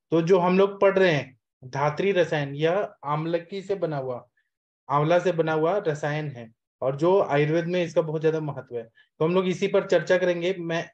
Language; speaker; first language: Hindi; native; Hindi